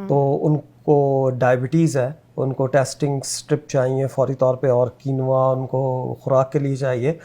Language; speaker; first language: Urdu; non-native, local second language; Pashto